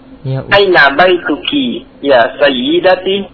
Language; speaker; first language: Arabic; non-native, learner; Indonesian